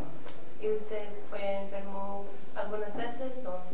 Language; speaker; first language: Spanish; early bilingual, heritage; Spanish